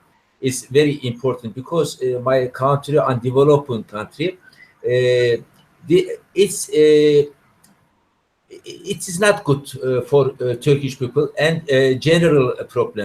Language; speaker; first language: English; non-native, learner; Turkish